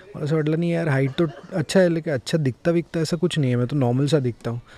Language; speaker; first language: Hindi; non-native, local second language; Marathi